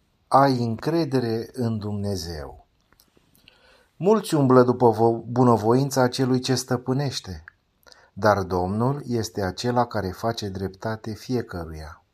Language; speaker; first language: Romanian; native; Romanian